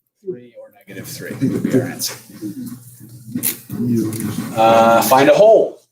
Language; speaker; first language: English; native; English